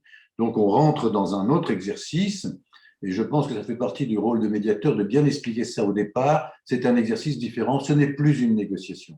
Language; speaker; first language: French; native; French